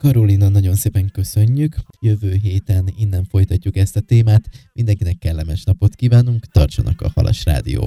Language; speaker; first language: Hungarian; native; Hungarian